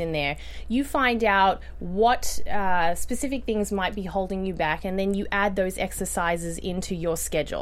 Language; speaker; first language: English; native; English